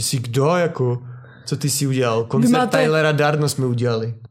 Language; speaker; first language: Czech; native; Czech